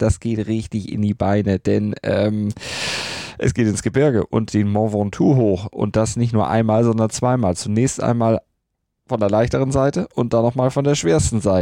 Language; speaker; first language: German; native; German